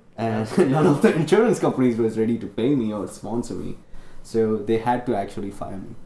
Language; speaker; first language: English; non-native, local second language; Tamil